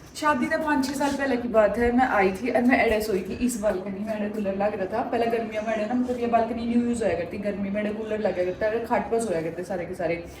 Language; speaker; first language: Hindi; native; Hindi